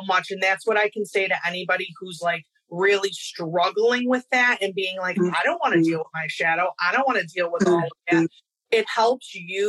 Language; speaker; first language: English; native; English